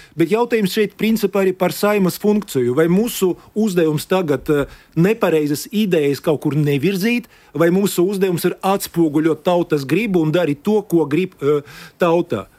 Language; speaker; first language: Latvian; non-native, local second language; Russian